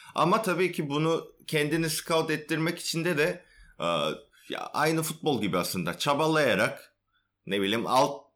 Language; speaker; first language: Turkish; non-native, fluent; Korean